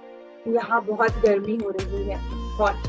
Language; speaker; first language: Hindi; native; Hindi